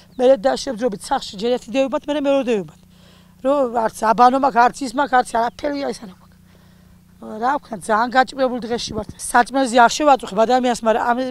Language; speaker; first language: Georgian; native; Georgian